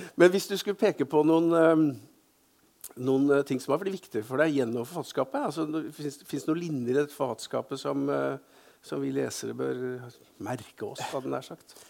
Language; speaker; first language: Norwegian; native; Norwegian